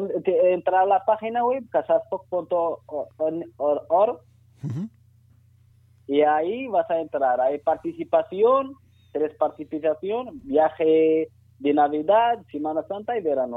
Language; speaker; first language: Spanish; non-native, learner; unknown